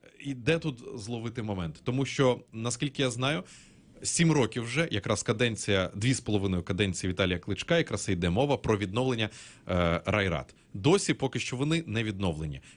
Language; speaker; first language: Ukrainian; native; Ukrainian